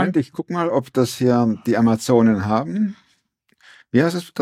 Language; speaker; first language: German; native; German